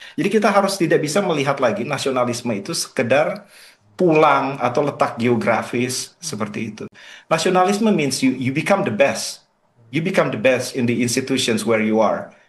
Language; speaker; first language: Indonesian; native; Indonesian